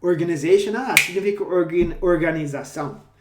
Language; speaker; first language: Portuguese; non-native, fluent; English